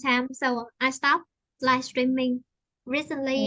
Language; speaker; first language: English; non-native, fluent; Vietnamese